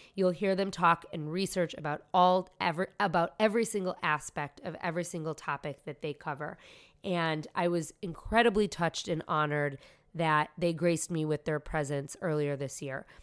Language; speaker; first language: English; native; English